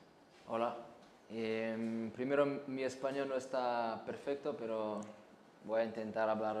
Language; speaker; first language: Spanish; non-native, fluent; French